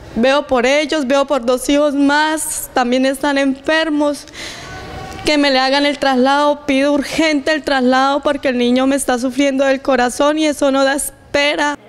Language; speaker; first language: Spanish; native; Spanish